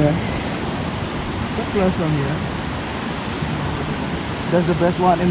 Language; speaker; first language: English; non-native, learner; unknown